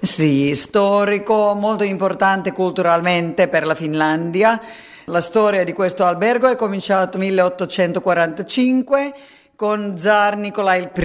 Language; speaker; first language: Italian; non-native, fluent; Finnish